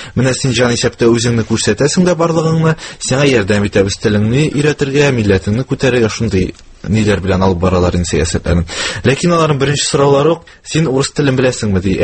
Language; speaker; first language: Tatar; native; Tatar